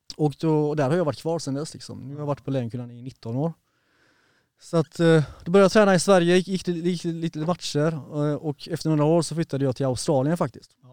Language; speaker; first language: Swedish; native; Swedish